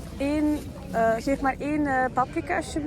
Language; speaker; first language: Dutch; non-native, fluent; Turkish